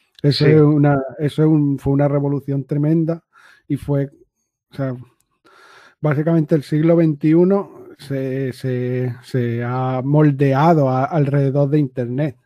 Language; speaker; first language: Spanish; native; Spanish